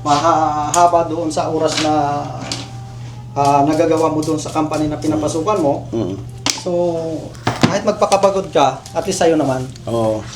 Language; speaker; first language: Filipino; native; Filipino